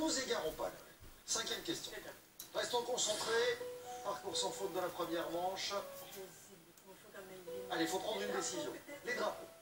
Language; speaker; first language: French; native; French